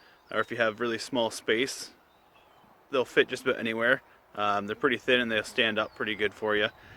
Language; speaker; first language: English; native; English